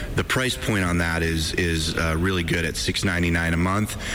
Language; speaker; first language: English; native; English